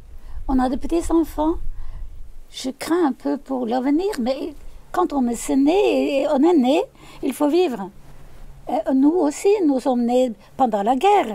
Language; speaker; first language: French; non-native, fluent; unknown